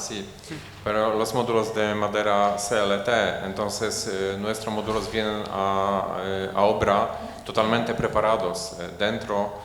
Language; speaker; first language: Spanish; non-native, fluent; Polish